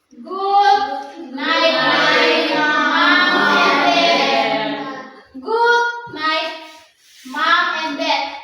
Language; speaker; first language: English; non-native, learner; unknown